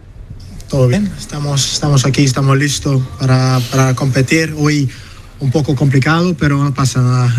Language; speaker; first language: Spanish; non-native, learner; English